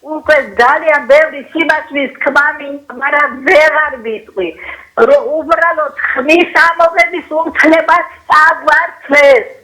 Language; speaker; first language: Georgian; native; Georgian